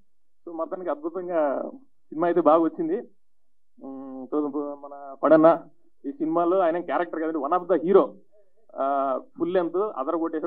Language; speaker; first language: Telugu; native; Telugu